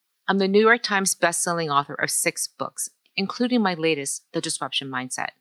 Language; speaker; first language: English; early bilingual, other home language; Chinese